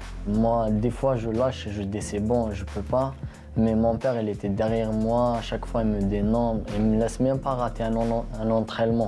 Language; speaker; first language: French; non-native, local second language; Kabyle